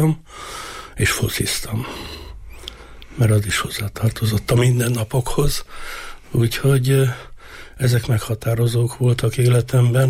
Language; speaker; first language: Hungarian; native; Hungarian